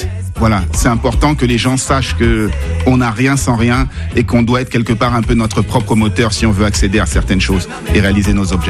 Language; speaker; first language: French; native; French